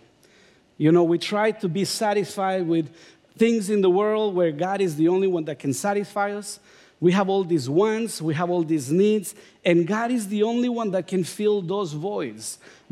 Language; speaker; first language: English; non-native, fluent; Spanish